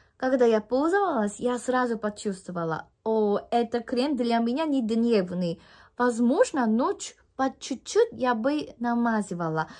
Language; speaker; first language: Russian; non-native, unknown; Korean